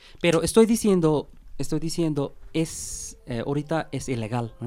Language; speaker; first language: Spanish; non-native, learner; Bangla